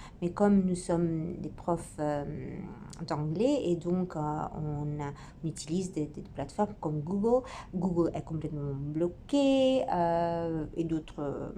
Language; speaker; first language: French; non-native, fluent; Italian